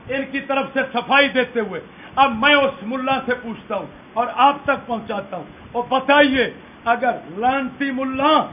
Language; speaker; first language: Urdu; non-native, local second language; Punjabi